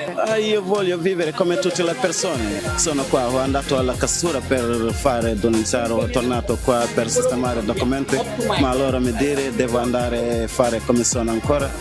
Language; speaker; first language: Italian; non-native, learner; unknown